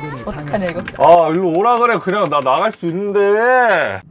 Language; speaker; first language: Korean; native; Korean